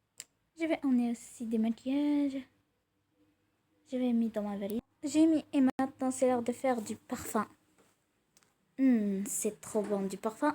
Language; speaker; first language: French; non-native, learner; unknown